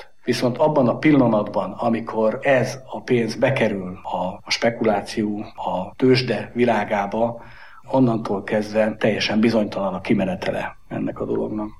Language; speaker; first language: Hungarian; native; Hungarian